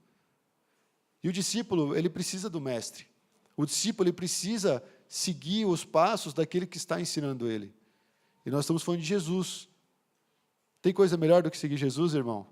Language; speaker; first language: Portuguese; native; Portuguese